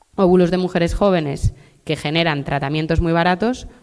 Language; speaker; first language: Spanish; native; Spanish